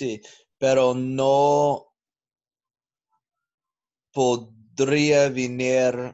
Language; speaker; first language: Spanish; non-native, learner; English